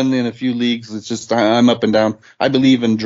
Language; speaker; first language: English; native; English